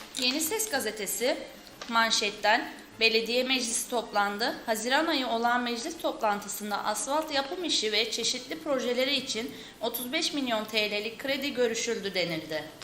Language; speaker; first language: Turkish; native; Turkish